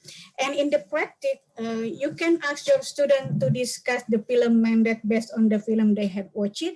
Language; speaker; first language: English; non-native, learner; Indonesian